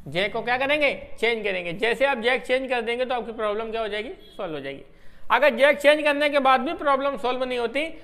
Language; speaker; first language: Hindi; native; Hindi